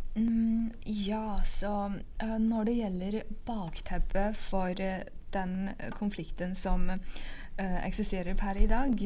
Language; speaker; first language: Norwegian; non-native, fluent; Uyghur